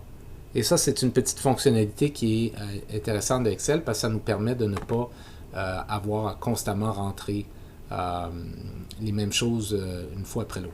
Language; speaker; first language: French; native; French